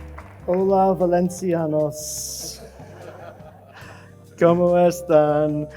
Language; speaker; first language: Spanish; non-native, learner; English